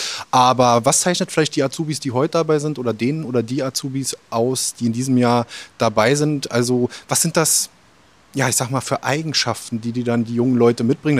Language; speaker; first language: German; native; German